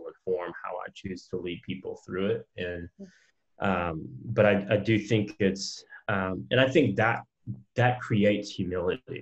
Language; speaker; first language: English; native; English